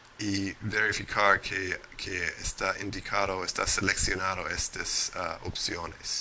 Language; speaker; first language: Spanish; non-native, fluent; English